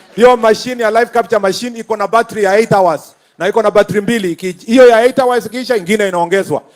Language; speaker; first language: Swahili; non-native, local second language; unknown